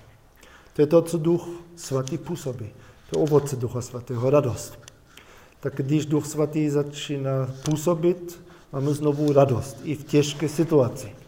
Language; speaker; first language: Czech; non-native, fluent; German